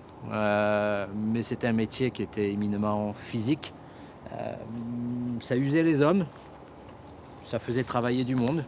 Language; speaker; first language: French; native; French